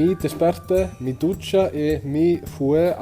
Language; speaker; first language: Spanish; non-native, learner; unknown